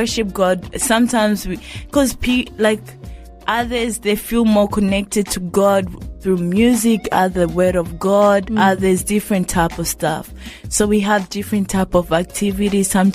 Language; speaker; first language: English; non-native, local second language; Rundi